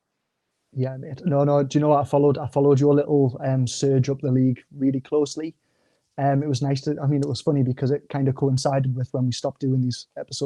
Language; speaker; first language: English; native; English